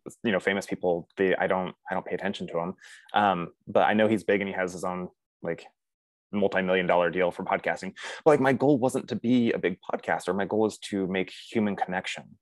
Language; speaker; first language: English; native; English